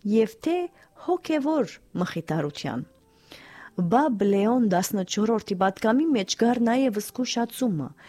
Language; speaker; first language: Armenian; early bilingual, heritage; Armenian